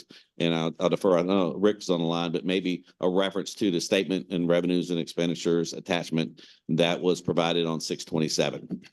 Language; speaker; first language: English; native; English